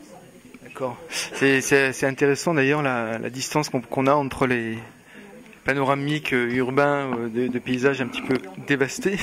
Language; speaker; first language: French; native; French